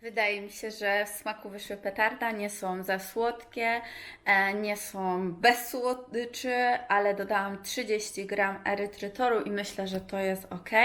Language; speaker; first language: Polish; native; Polish